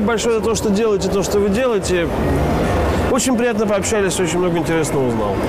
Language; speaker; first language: Russian; native; Russian